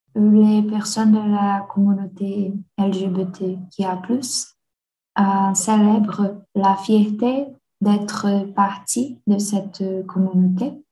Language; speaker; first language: French; non-native, learner; Portuguese